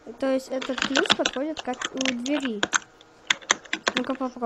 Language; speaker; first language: Russian; native; Russian